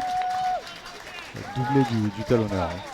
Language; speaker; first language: French; native; French